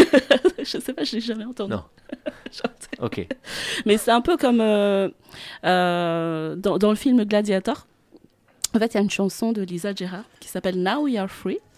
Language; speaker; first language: French; non-native, local second language; Malagasy